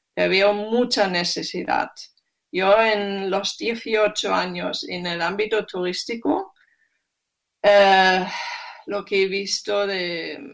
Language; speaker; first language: Spanish; non-native, fluent; German